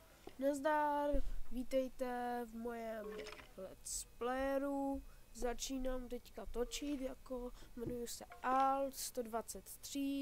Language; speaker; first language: Czech; native; Czech